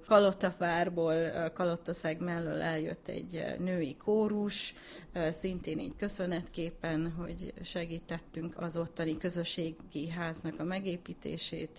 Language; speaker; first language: Hungarian; early bilingual, heritage; English